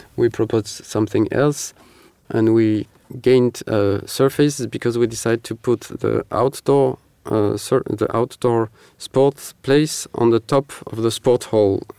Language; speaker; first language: English; non-native, fluent; French